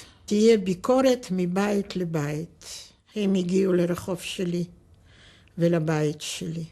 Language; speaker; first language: Hebrew; non-native, fluent; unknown